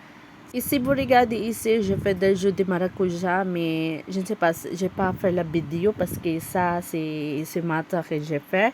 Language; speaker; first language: French; non-native, learner; Cebuano